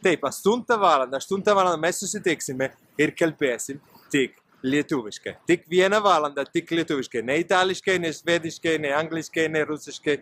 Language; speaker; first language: Lithuanian; non-native, learner; Italian